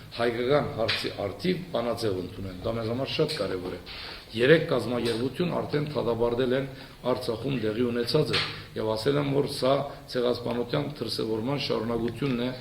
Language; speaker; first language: Armenian; early bilingual, heritage; Armenian